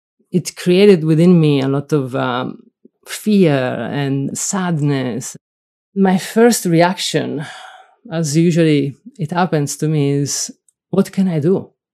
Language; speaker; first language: English; non-native, fluent; Italian